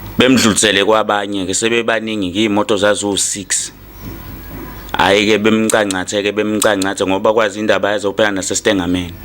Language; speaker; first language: Zulu; native; Zulu